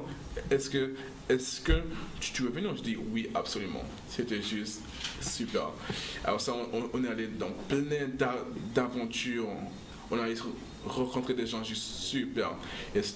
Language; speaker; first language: French; non-native, local second language; English